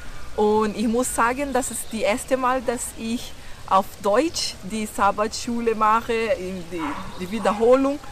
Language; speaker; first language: German; non-native, fluent; Portuguese